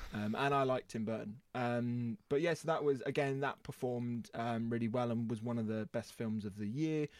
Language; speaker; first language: English; native; English